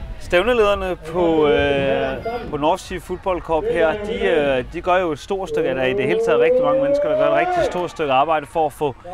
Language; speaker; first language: Danish; native; Danish